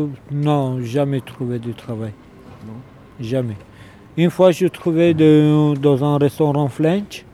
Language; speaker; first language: French; non-native, learner; Romanian